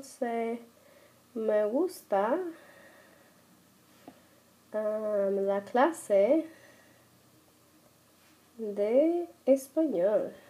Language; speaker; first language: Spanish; non-native, fluent; English